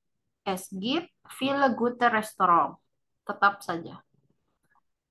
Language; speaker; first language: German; non-native, fluent; Indonesian